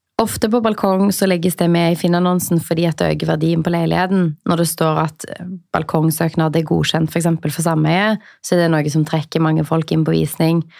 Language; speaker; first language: Norwegian; native; Norwegian